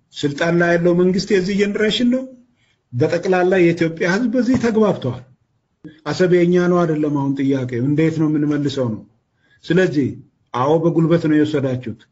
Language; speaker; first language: Amharic; non-native, local second language; Oromo